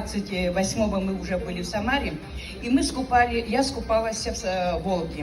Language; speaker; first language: Russian; native; Russian